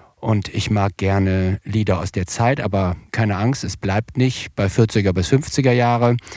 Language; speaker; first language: German; native; German